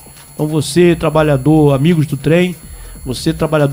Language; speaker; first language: Portuguese; native; Portuguese